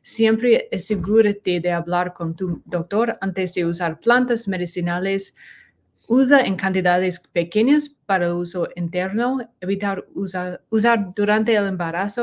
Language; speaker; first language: Spanish; non-native, learner; English